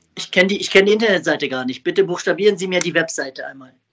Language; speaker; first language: German; native; German